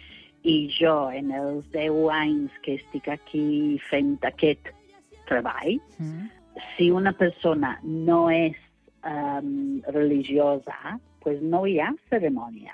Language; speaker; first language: Catalan; non-native, fluent; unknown